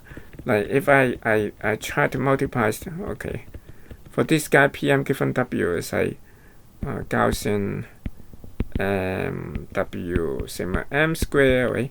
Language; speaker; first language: English; non-native, fluent; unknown